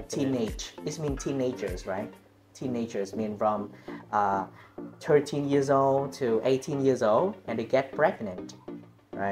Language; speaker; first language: English; non-native, learner; Vietnamese